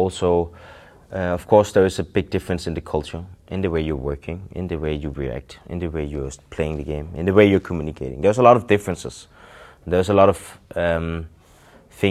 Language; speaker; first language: English; non-native, fluent; Danish